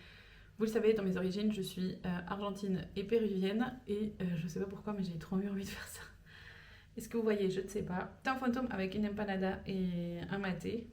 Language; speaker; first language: French; native; French